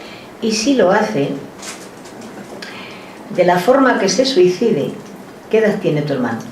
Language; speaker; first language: Spanish; native; Spanish